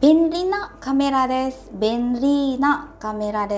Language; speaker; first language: Japanese; non-native, fluent; Indonesian